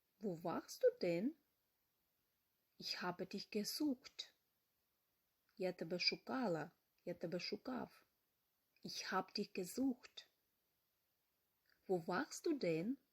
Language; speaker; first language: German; non-native, fluent; Ukrainian